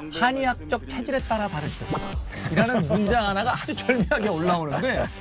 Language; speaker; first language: Korean; native; Korean